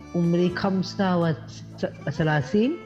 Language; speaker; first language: Arabic; non-native, learner; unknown